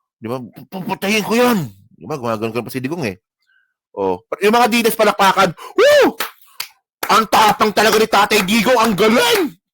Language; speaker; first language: Filipino; non-native, local second language; Hiligaynon